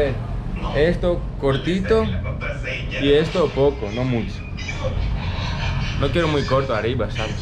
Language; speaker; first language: Spanish; non-native, learner; Greek